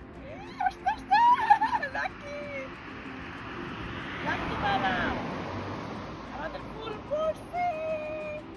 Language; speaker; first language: Japanese; non-native, learner; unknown